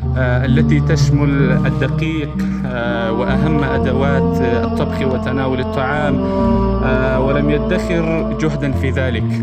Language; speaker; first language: Arabic; non-native, fluent; Pashto